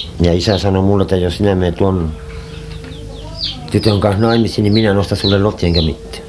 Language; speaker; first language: Finnish; early bilingual, heritage; Finnish